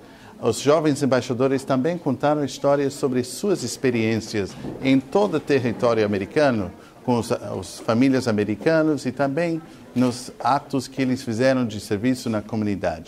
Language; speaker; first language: Portuguese; non-native, fluent; English